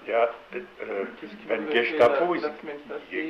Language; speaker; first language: German; non-native, learner; French